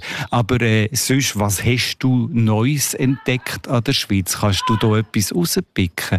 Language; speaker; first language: German; native; German